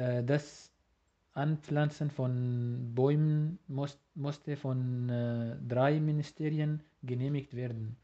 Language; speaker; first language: German; non-native, learner; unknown